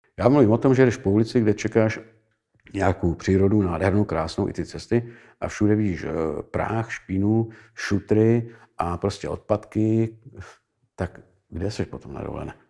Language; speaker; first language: Czech; native; Czech